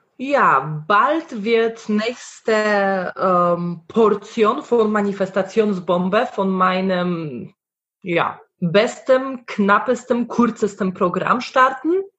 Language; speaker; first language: German; non-native, fluent; Polish